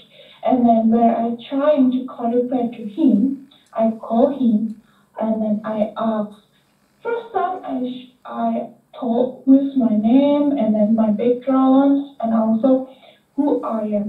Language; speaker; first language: English; non-native, learner; Indonesian